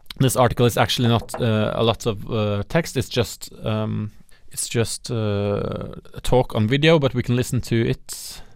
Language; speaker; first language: English; non-native, fluent; Norwegian